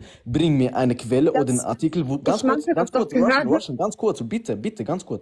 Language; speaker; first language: German; early bilingual, other home language; Arabic